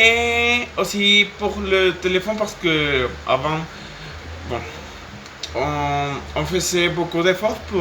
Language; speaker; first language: French; non-native, fluent; Spanish